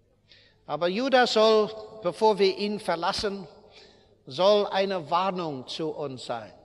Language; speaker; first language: German; non-native, fluent; English